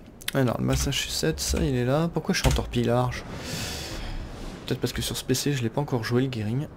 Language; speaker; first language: French; native; French